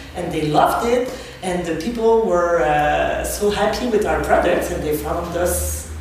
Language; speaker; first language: English; non-native, fluent; French